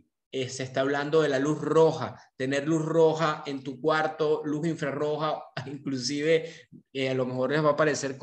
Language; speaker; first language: Spanish; native; Spanish